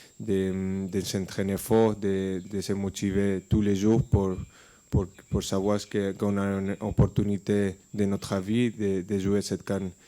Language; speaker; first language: French; non-native, fluent; Spanish